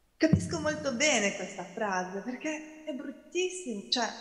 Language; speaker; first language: Italian; non-native, fluent; Ukrainian